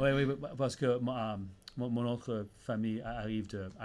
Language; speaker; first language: French; early bilingual, heritage; English